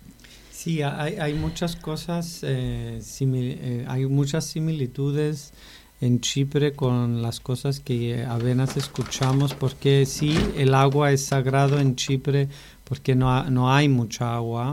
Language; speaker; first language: Spanish; non-native, fluent; Greek